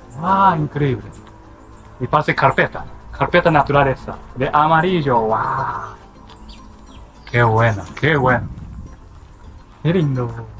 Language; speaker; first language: Spanish; non-native, learner; Japanese